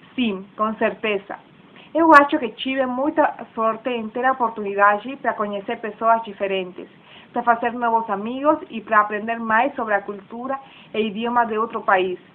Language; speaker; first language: Portuguese; non-native, learner; Spanish